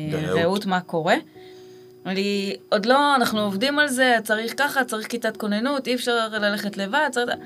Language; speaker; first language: Hebrew; native; Hebrew